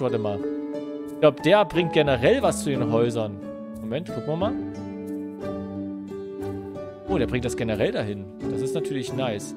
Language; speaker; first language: German; native; German